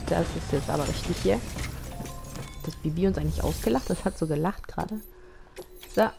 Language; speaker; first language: German; native; German